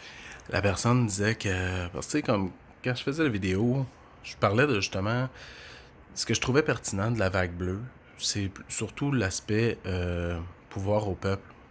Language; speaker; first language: French; native; French